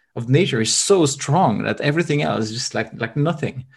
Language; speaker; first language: English; non-native, fluent; French